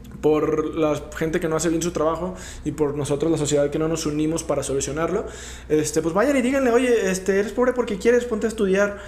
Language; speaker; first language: Spanish; native; Spanish